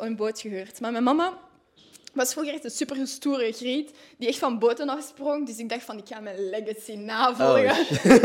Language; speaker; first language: Dutch; non-native, local second language; French